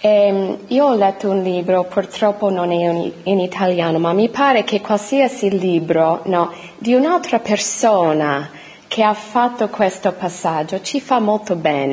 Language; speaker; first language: Italian; non-native, fluent; English